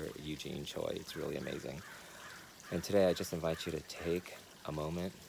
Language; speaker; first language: English; native; English